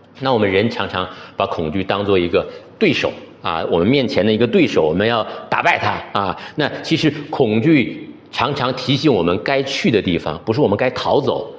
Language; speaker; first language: Chinese; native; Chinese